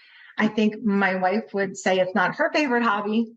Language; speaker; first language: English; native; English